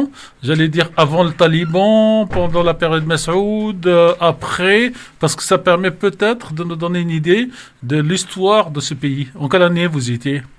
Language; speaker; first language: French; native; French